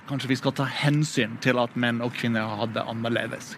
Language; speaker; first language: Norwegian; non-native, fluent; English